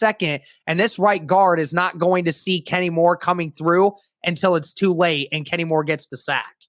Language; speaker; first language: English; native; English